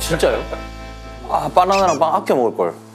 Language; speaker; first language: Korean; native; Korean